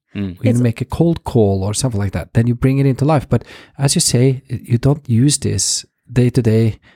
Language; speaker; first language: English; non-native, fluent; Norwegian